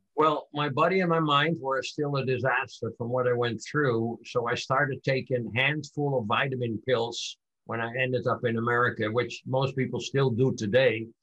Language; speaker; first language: English; non-native, fluent; Dutch